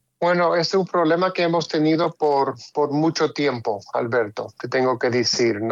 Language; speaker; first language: Spanish; early bilingual, heritage; Spanish